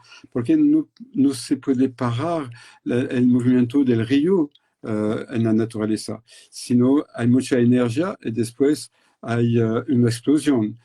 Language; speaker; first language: Spanish; non-native, fluent; French